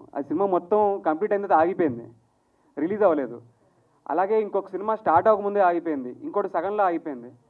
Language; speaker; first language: Telugu; native; Telugu